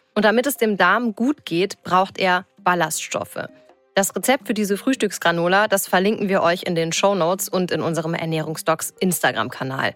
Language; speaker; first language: German; native; German